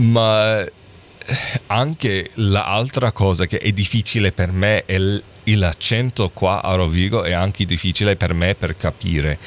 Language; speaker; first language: Italian; non-native, learner; English